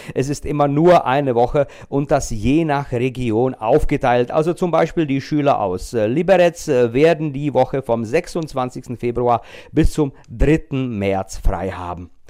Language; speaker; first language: German; non-native, fluent; Czech